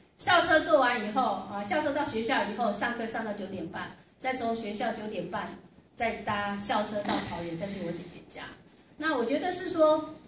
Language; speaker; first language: Chinese; native; Chinese